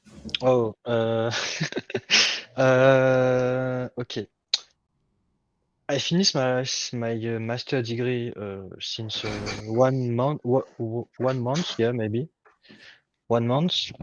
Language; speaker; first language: English; non-native, learner; French